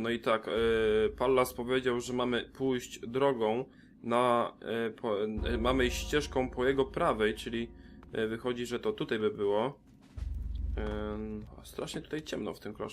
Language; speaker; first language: Polish; native; Polish